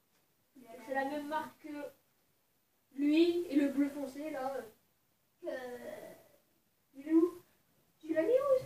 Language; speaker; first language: French; native; French